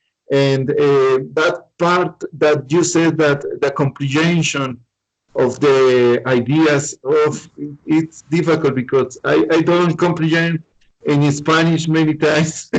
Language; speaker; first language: English; non-native, learner; Spanish